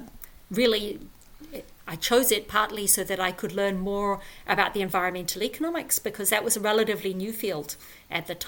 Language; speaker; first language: English; native; English